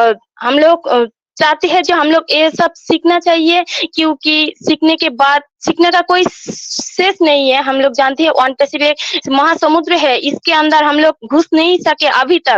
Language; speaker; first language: Hindi; non-native, local second language; Bangla